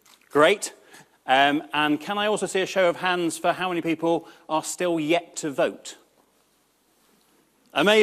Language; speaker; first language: English; native; English